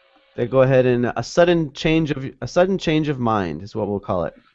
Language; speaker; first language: English; native; English